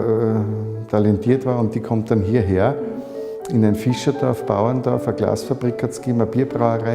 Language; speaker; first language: German; native; German